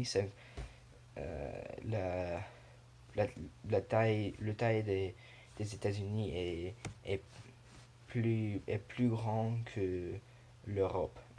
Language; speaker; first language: French; non-native, learner; English